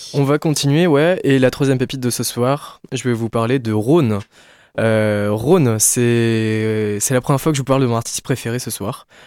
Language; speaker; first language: French; native; French